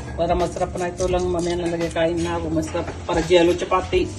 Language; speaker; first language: Filipino; non-native, learner; Punjabi